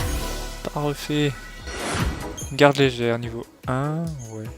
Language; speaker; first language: French; native; French